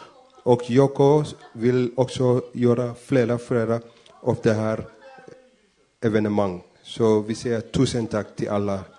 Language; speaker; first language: Swedish; non-native, fluent; Persian